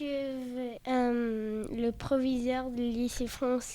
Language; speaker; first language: French; non-native, learner; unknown